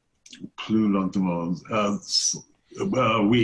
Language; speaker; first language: French; non-native, learner; English